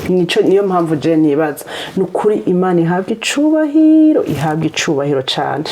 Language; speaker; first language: Rundi; native; Rundi